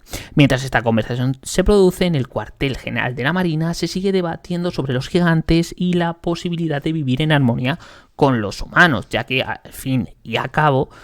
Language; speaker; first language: Spanish; native; Spanish